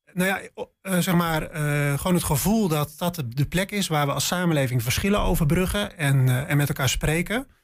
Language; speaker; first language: Dutch; native; Dutch